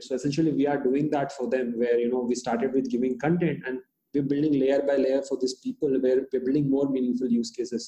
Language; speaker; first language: English; non-native, local second language; Hindi